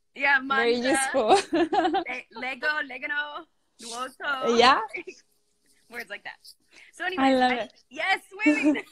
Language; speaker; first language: English; native; English